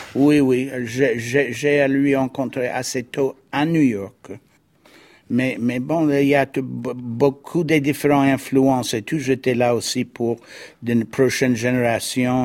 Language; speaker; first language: French; non-native, fluent; English